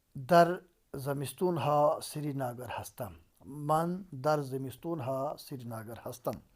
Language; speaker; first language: Persian; non-native, fluent; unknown